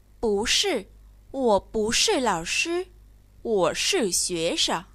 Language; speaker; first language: Chinese; non-native, fluent; Vietnamese